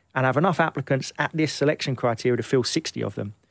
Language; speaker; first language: English; native; English